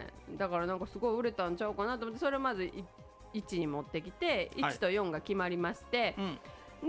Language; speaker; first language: Japanese; native; Japanese